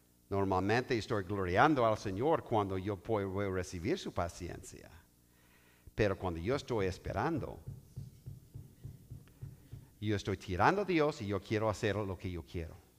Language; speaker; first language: Spanish; non-native, learner; English